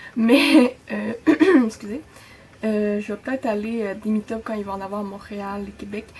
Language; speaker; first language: French; native; French